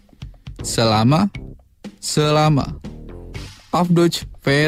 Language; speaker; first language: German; non-native, fluent; Indonesian